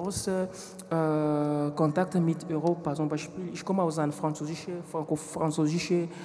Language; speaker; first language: German; non-native, learner; French